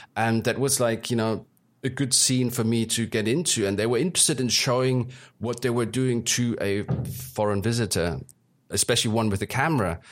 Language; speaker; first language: English; early bilingual, other home language; German